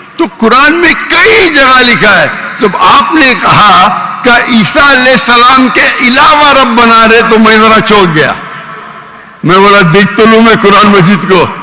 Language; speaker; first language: Urdu; non-native, local second language; Konkani